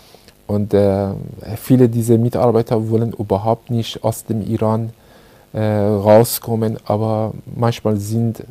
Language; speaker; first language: German; non-native, learner; Persian